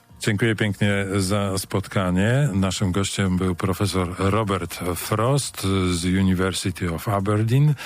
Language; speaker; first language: Polish; native; Polish